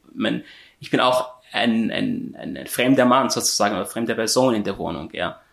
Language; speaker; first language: German; non-native, fluent; Arabic